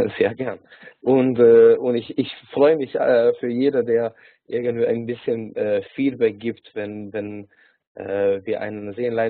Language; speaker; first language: German; non-native, fluent; Hungarian